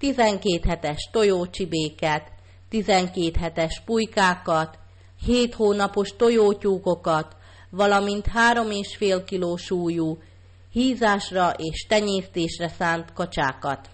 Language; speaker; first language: Hungarian; native; Hungarian